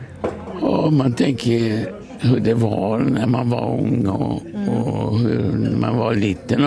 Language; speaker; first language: Swedish; early bilingual, other home language; Portuguese